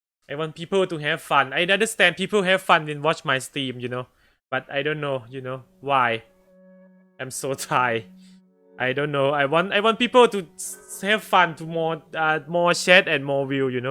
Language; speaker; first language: English; non-native, learner; Thai